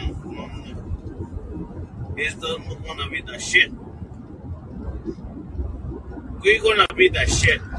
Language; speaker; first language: English; non-native, learner; Spanish